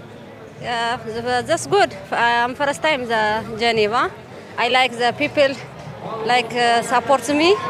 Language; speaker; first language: English; non-native, learner; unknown